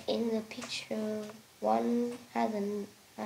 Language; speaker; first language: English; non-native, learner; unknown